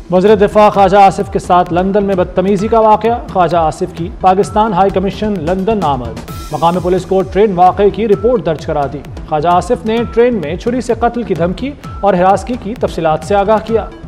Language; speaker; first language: Urdu; native; Urdu